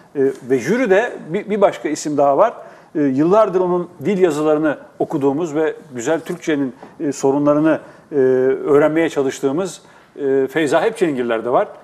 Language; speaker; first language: Turkish; native; Turkish